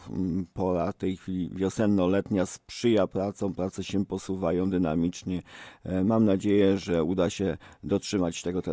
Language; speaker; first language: Polish; native; Polish